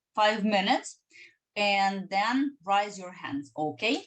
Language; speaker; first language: English; non-native, fluent; Ukrainian